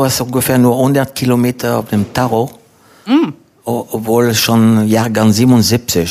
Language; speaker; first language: German; non-native, fluent; French